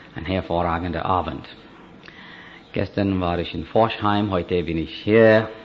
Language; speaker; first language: German; non-native, fluent; Hindi